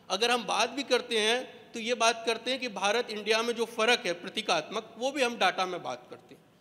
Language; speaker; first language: Hindi; native; Hindi